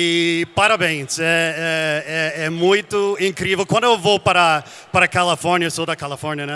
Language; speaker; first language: Portuguese; non-native, fluent; English